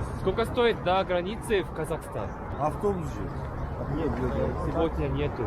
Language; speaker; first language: Russian; non-native, learner; Korean